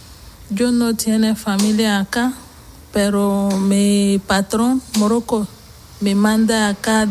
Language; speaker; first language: Spanish; non-native, learner; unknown